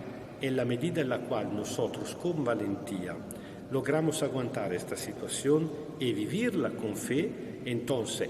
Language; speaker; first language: Spanish; non-native, fluent; Italian